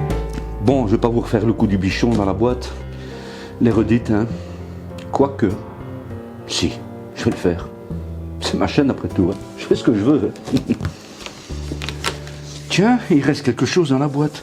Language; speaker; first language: French; native; French